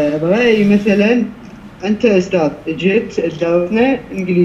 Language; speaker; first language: Arabic; native; Arabic